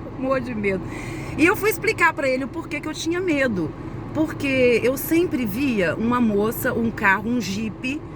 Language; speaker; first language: Portuguese; native; Portuguese